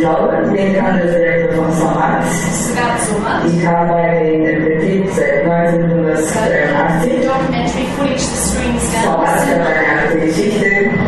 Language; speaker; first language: German; non-native, fluent; Bulgarian